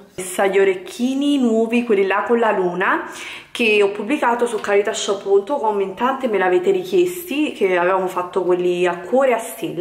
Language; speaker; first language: Italian; native; Italian